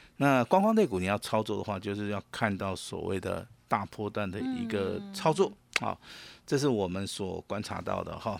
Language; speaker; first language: Chinese; native; Chinese